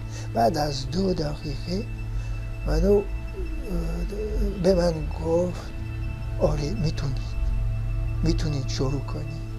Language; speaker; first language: Persian; non-native, fluent; French